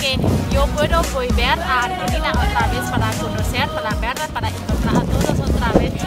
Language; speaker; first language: Spanish; non-native, learner; Thai